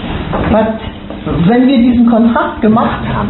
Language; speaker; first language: German; native; German